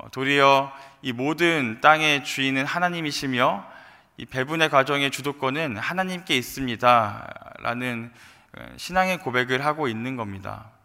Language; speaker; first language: Korean; native; Korean